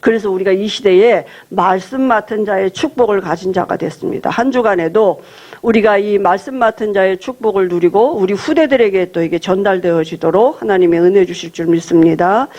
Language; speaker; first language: Korean; native; Korean